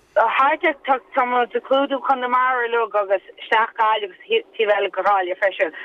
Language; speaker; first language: Irish; native; Irish